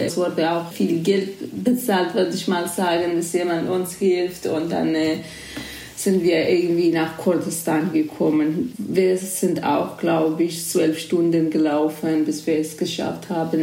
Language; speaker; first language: German; non-native, fluent; Kurdish